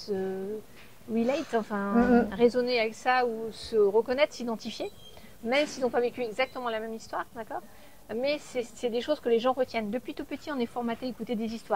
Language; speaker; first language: French; native; French